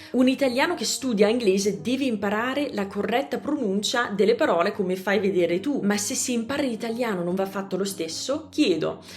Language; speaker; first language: Italian; non-native, fluent; English